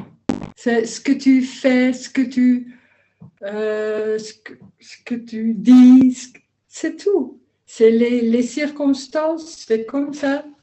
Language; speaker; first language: French; non-native, learner; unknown